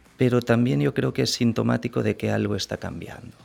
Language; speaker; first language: Spanish; native; Spanish